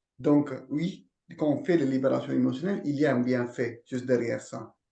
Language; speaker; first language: French; native; French